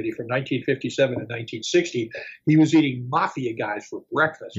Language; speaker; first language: English; native; English